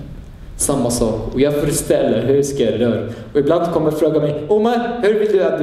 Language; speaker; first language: Swedish; non-native, fluent; Arabic